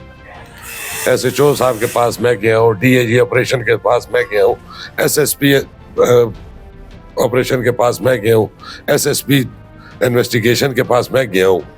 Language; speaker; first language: Urdu; non-native, local second language; Pashto